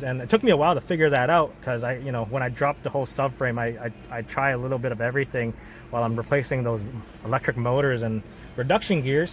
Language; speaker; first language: English; native; English